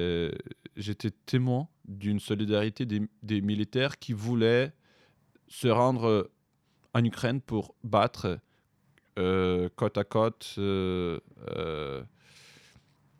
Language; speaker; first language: French; non-native, fluent; Ukrainian